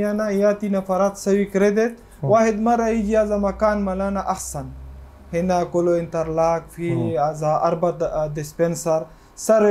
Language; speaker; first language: Arabic; non-native, learner; Urdu